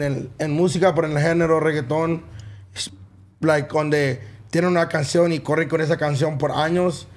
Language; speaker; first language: Spanish; early bilingual, heritage; Spanish